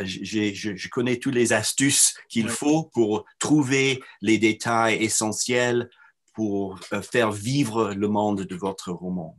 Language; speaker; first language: French; non-native, fluent; English